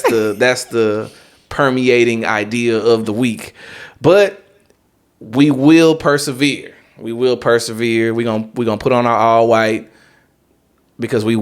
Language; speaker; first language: English; native; English